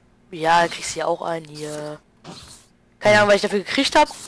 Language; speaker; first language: German; native; German